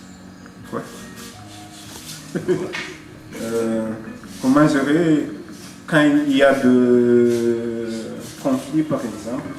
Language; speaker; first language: French; non-native, local second language; Malagasy